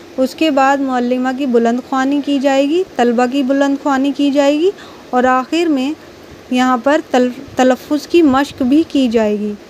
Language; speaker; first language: Urdu; native; Urdu